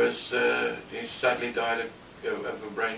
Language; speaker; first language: English; native; English